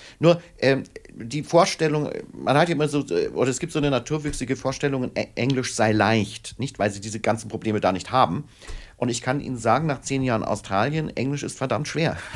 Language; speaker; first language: German; native; German